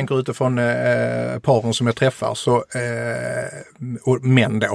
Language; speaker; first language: Swedish; native; Swedish